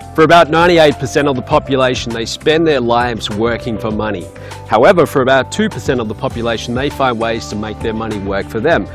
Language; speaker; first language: English; native; English